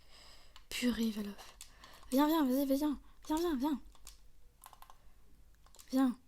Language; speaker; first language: French; native; French